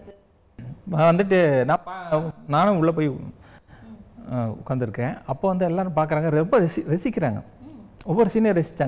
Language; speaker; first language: Tamil; native; Tamil